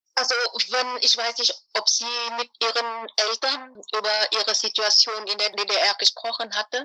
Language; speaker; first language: German; non-native, fluent; Vietnamese